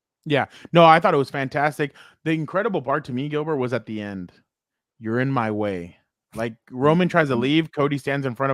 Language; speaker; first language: English; native; English